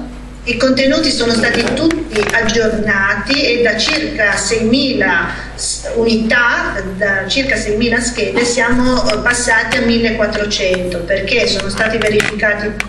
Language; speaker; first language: Italian; native; Italian